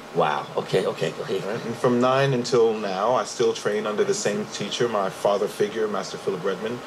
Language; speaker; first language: English; native; English